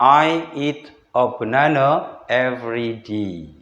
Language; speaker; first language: English; non-native, fluent; Indonesian